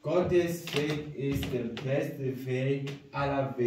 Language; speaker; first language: German; non-native, fluent; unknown